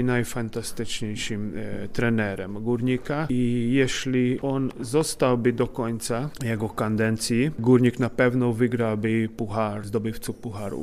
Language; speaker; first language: Polish; non-native, fluent; Hungarian